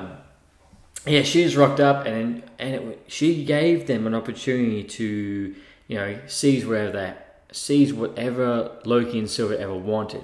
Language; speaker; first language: English; native; English